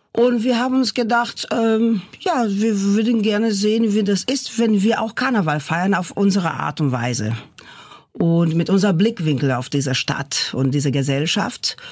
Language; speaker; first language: German; non-native, fluent; Portuguese